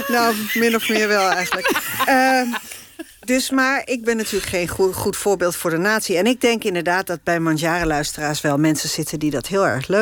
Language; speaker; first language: Dutch; native; Dutch